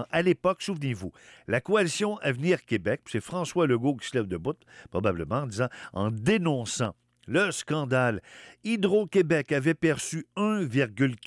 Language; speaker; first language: French; native; French